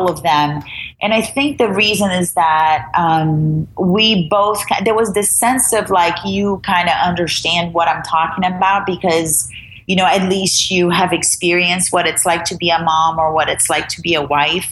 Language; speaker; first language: English; non-native, fluent; Portuguese